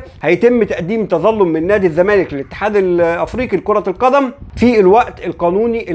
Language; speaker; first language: Arabic; native; Arabic